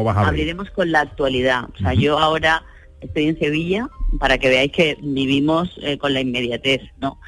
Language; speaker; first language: Spanish; native; Spanish